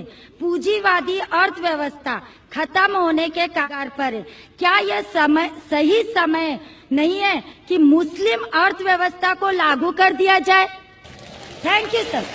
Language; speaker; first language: Hindi; non-native, local second language; Marathi